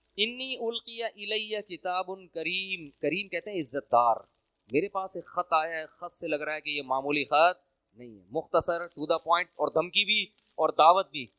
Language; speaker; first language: Urdu; native; Urdu